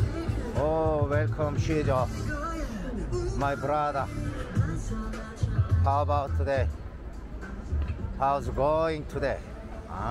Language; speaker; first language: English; non-native, learner; Korean